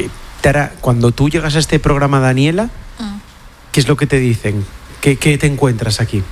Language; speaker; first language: Spanish; native; Spanish